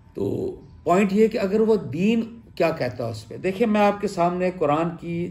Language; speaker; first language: Urdu; native; Urdu